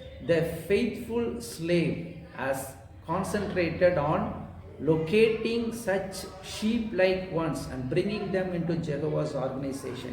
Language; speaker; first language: English; non-native, local second language; Tamil